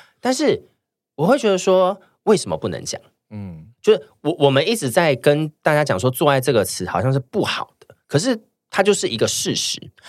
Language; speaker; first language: Chinese; native; Chinese